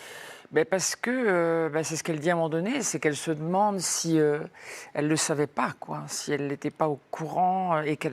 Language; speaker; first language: French; native; French